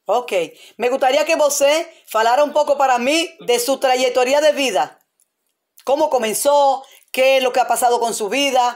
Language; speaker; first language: Portuguese; non-native, learner; Spanish